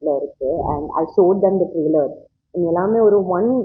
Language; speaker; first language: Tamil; non-native, learner; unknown